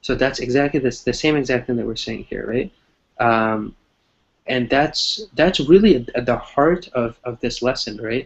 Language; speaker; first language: English; non-native, fluent; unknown